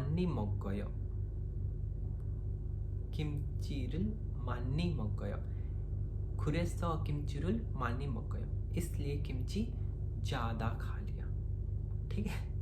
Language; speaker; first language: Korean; non-native, learner; Hindi